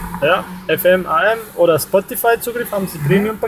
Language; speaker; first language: German; native; German